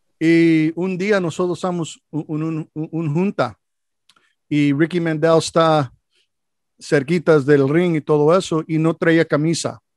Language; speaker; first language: Spanish; non-native, learner; English